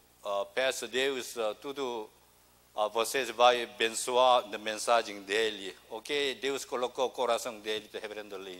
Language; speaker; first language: Portuguese; non-native, learner; Korean